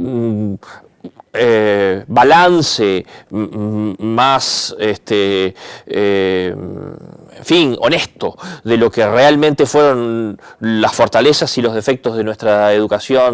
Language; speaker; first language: Spanish; native; Spanish